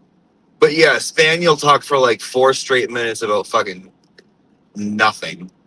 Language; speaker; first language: English; native; English